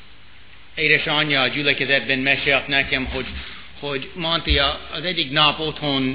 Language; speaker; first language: Hungarian; non-native, fluent; English